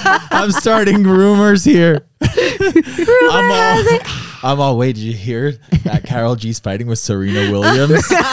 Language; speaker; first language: English; early bilingual, other home language; Spanish